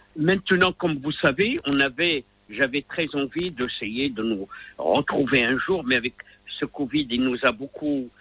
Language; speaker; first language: French; non-native, local second language; Arabic